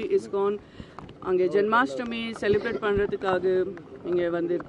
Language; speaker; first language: Tamil; non-native, local second language; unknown